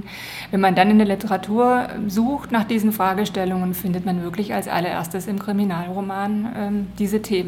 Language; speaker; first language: German; native; German